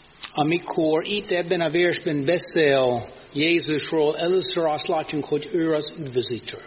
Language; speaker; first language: Hungarian; non-native, fluent; English